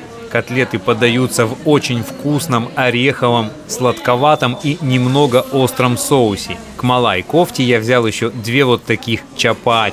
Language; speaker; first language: Russian; native; Russian